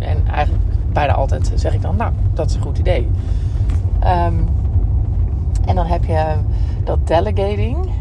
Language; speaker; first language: Dutch; native; Dutch